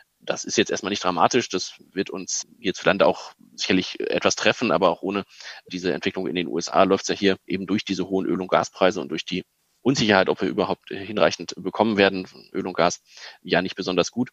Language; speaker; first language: German; native; German